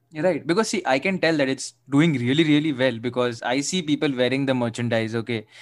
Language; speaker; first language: English; non-native, local second language; Marathi